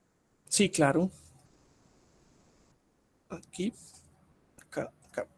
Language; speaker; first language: Spanish; native; Spanish